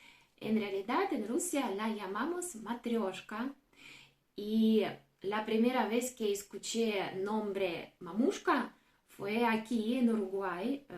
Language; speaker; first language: Spanish; non-native, fluent; Russian